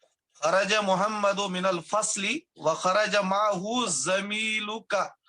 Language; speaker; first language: Arabic; non-native, learner; Urdu